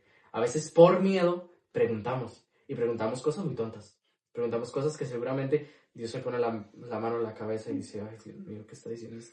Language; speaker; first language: Spanish; native; Spanish